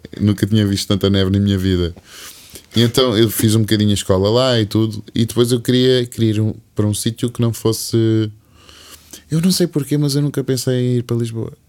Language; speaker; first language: Portuguese; early bilingual, other home language; English